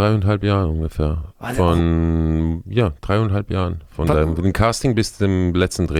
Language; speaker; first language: German; non-native, fluent; Croatian